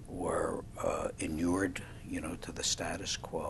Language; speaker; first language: English; native; English